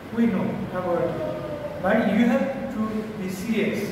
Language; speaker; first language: English; non-native, local second language; Bangla